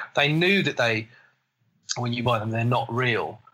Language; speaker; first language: English; native; English